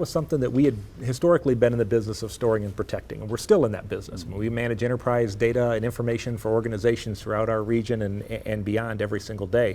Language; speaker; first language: English; native; English